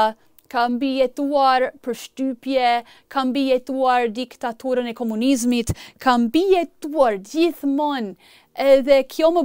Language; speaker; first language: Albanian; non-native, fluent; English